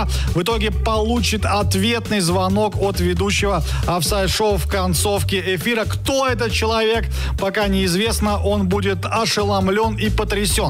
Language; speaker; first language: Russian; native; Russian